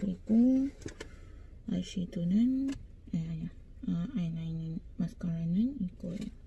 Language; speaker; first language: Korean; non-native, learner; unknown